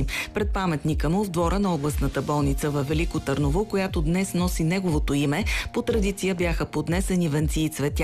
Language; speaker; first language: Bulgarian; native; Bulgarian